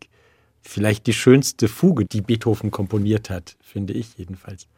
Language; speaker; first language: German; native; German